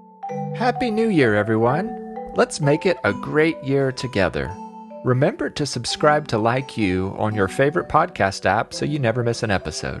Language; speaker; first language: English; native; English